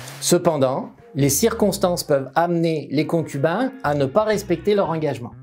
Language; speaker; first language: French; native; French